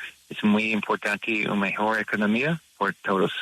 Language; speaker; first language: Spanish; non-native, learner; English